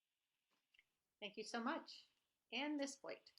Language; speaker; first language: English; native; English